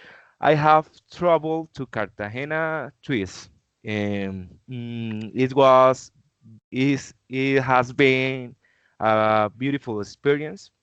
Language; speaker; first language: English; non-native, learner; Spanish